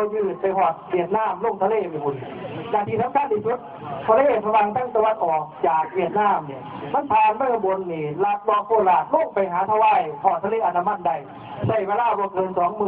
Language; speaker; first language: Thai; non-native, local second language; Lao